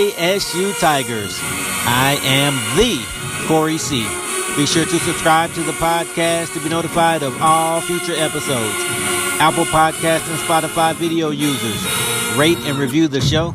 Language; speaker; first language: English; native; English